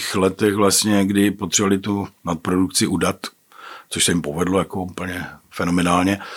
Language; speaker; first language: Czech; native; Czech